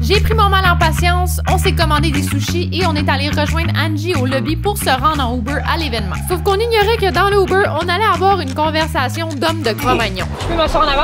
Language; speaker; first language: French; native; French